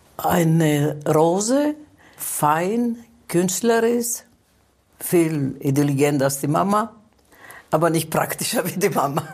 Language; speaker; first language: German; non-native, fluent; Greek